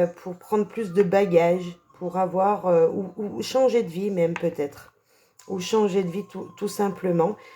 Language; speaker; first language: French; native; French